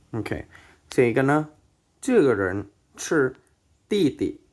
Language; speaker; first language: Chinese; non-native, fluent; Thai